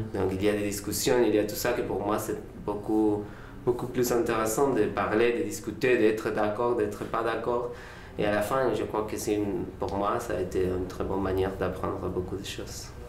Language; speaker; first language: French; non-native, learner; Spanish